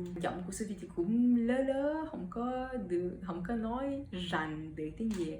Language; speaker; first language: Vietnamese; early bilingual, heritage; French